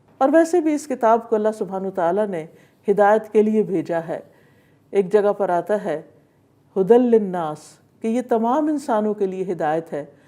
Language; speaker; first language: Urdu; native; Urdu